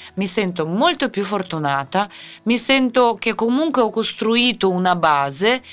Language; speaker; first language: Italian; non-native, fluent; Russian